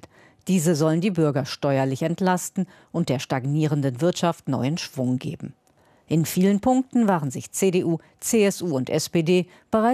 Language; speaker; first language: German; native; German